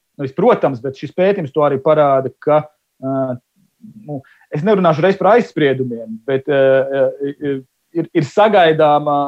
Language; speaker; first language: Latvian; native; Latvian